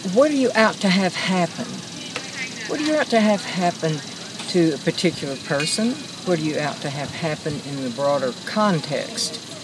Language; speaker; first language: English; native; English